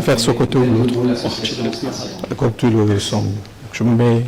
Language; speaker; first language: French; non-native, fluent; Persian